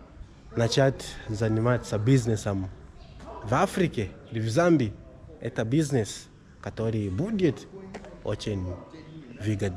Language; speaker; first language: Russian; non-native, learner; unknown